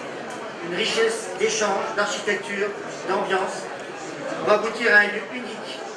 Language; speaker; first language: French; native; French